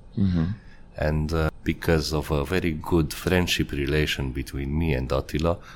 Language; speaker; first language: English; non-native, fluent; Hungarian